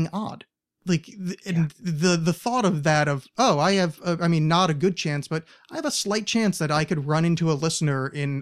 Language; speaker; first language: English; native; English